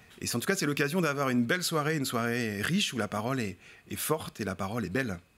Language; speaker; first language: French; native; French